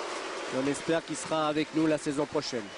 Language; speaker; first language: French; native; French